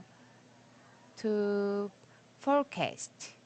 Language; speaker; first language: English; non-native, learner; Korean